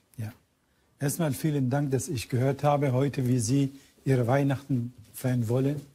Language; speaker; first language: German; non-native, fluent; Arabic